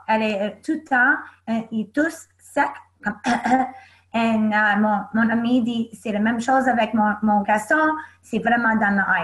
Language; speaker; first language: French; non-native, learner; English